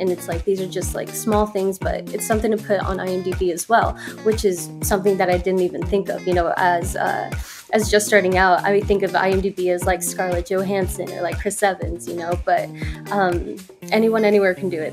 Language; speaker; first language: English; early bilingual, other home language; Spanish